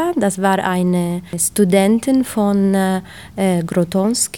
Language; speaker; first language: German; non-native, learner; Italian